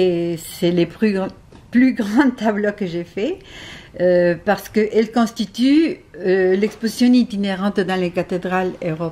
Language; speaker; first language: French; non-native, fluent; Spanish